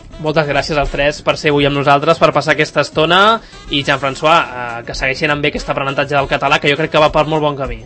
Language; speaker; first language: Catalan; native; Catalan